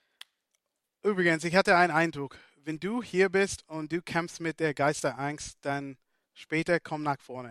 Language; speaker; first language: German; non-native, fluent; English